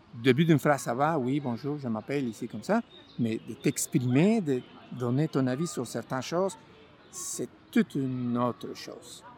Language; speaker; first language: French; non-native, fluent; Spanish